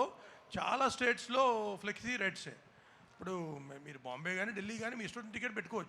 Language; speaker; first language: Telugu; native; Telugu